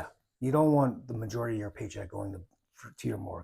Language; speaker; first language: English; native; English